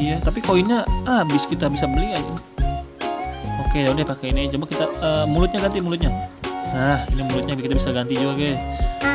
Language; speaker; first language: Indonesian; native; Indonesian